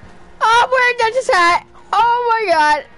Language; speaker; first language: English; native; English